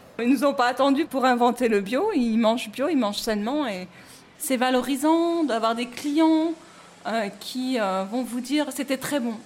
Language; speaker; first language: French; native; French